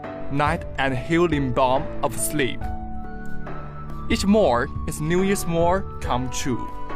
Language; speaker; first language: English; non-native, fluent; Chinese